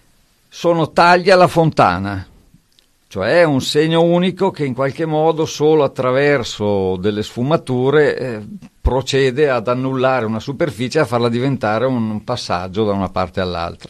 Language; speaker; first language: Italian; native; Italian